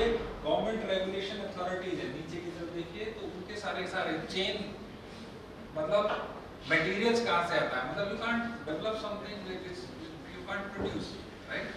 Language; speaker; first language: Hindi; native; Hindi